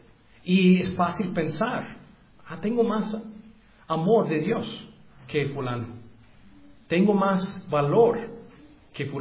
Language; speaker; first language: Spanish; non-native, learner; English